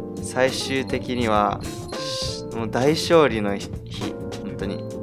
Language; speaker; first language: Japanese; early bilingual, heritage; Japanese